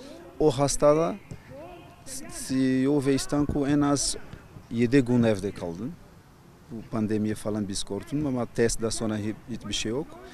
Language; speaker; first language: Turkish; non-native, fluent; Portuguese